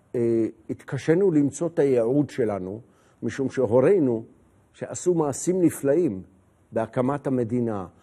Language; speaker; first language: Hebrew; native; Hebrew